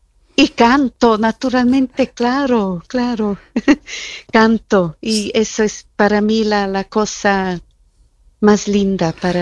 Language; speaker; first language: Spanish; non-native, fluent; German